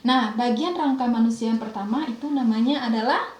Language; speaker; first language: Indonesian; native; Indonesian